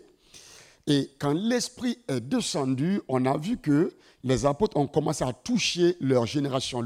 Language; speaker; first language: French; non-native, local second language; Mossi